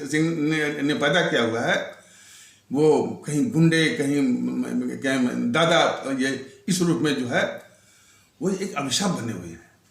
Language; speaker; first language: Hindi; native; Hindi